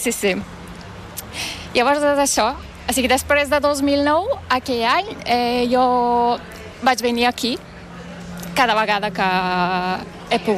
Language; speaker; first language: Catalan; non-native, fluent; Turkish